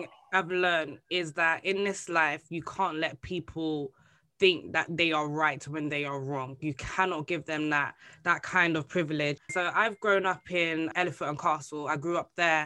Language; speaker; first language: English; native; English